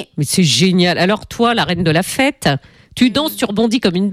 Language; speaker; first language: French; native; French